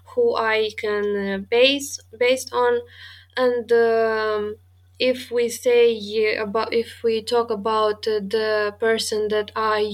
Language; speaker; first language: English; non-native, fluent; Romanian